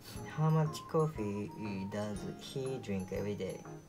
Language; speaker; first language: English; non-native, learner; Japanese